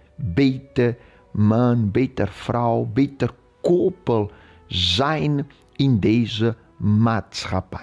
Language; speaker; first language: Dutch; non-native, fluent; Portuguese